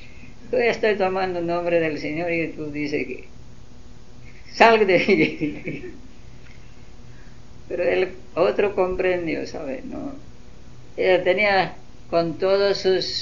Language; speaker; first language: Spanish; non-native, learner; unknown